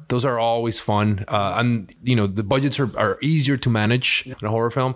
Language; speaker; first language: English; early bilingual, other home language; Spanish